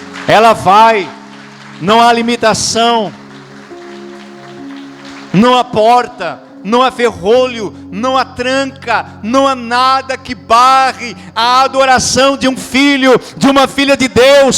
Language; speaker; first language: Portuguese; native; Portuguese